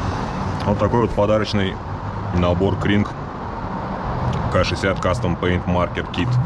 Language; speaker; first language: Russian; native; Russian